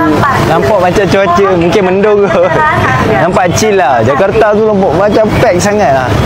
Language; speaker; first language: Malay; native; Malay